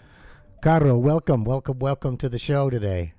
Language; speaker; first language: English; native; English